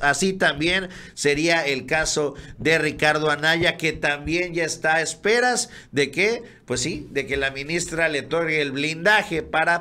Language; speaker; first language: Spanish; native; Spanish